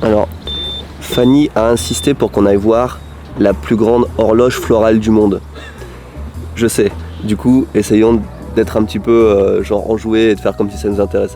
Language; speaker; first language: French; native; French